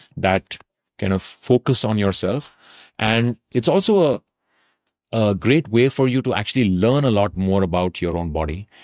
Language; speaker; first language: English; non-native, local second language; Tamil